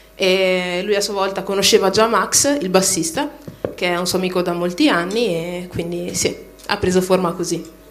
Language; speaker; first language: Italian; early bilingual, other home language; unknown